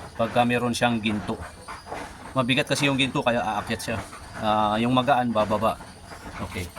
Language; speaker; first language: Filipino; non-native, local second language; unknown